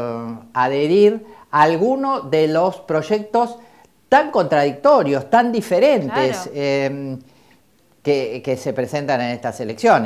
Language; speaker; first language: Spanish; native; Spanish